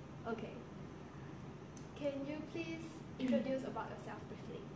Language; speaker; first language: English; non-native, learner; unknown